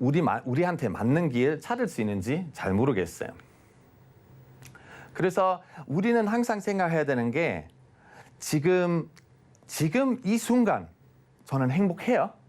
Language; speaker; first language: Korean; non-native, fluent; German